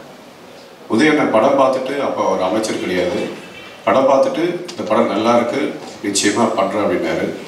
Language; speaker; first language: Tamil; native; Tamil